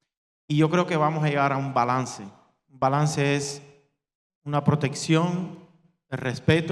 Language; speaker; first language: Spanish; native; Spanish